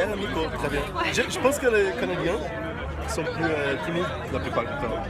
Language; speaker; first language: French; non-native, fluent; Portuguese